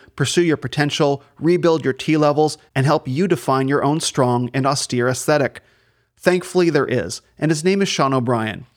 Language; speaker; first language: English; native; English